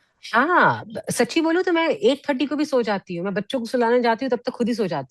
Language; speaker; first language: Hindi; native; Hindi